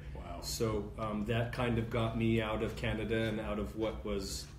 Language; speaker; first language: English; native; English